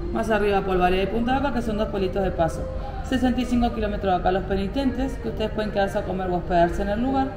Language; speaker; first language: Spanish; native; Spanish